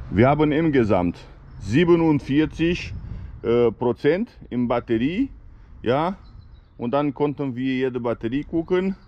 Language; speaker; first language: German; non-native, fluent; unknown